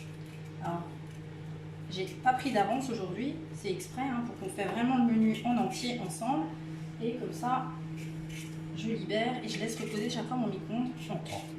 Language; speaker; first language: French; native; French